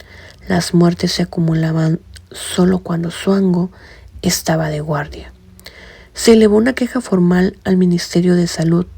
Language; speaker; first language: Spanish; native; Spanish